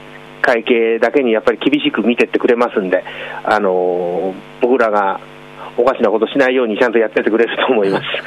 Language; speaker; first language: Japanese; native; Japanese